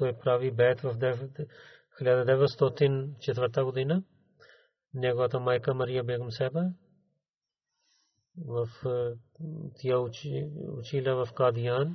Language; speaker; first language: Bulgarian; non-native, learner; Urdu